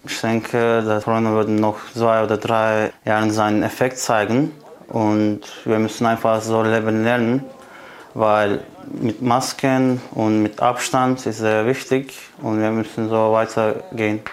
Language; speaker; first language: German; non-native, learner; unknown